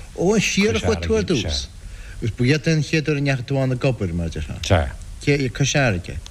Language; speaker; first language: Irish; native; Irish